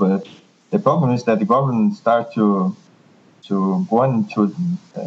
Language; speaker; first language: English; non-native, fluent; Portuguese